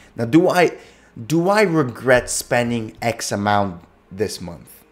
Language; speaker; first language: English; native; English